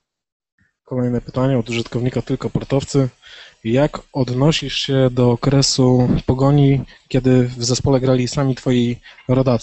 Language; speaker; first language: Polish; native; Polish